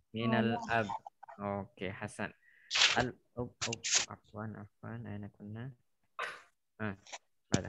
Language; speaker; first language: Arabic; non-native, fluent; Indonesian